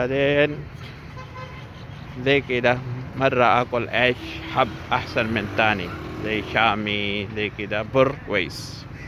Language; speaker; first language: Arabic; non-native, learner; Urdu